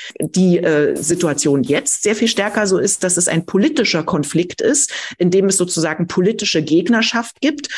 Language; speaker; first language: German; native; German